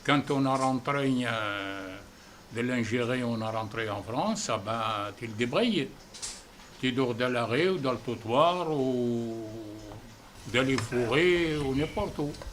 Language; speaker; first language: French; non-native, fluent; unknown